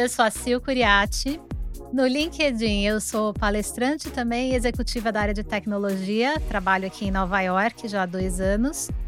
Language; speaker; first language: Portuguese; native; Portuguese